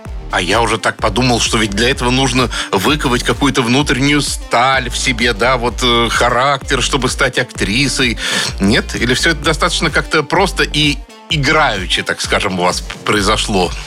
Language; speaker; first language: Russian; native; Russian